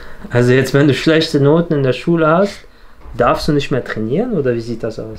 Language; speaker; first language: German; native; German